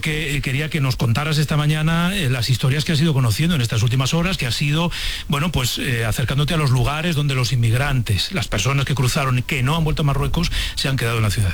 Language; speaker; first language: Spanish; native; Spanish